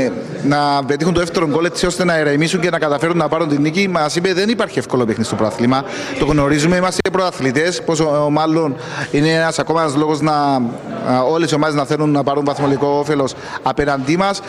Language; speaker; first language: Greek; native; Greek